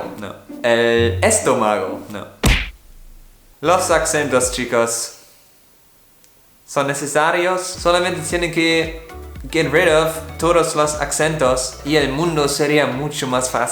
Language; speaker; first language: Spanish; non-native, fluent; German